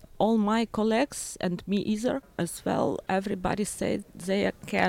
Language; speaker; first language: English; non-native, learner; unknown